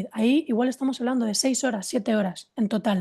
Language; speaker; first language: Spanish; native; Spanish